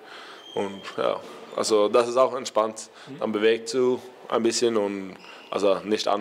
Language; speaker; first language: German; non-native, learner; Norwegian